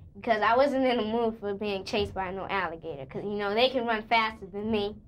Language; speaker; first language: English; native; English